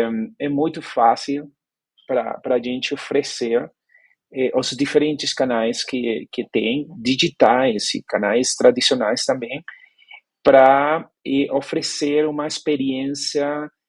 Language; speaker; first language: Portuguese; non-native, fluent; Spanish